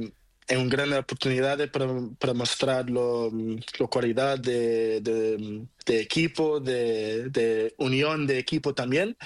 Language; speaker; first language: Spanish; non-native, learner; Portuguese